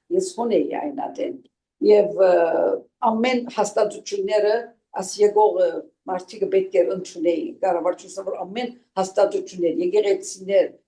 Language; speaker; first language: Armenian; native; Armenian